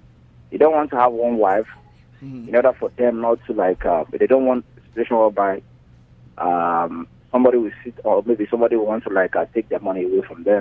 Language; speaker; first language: English; non-native, local second language; Igbo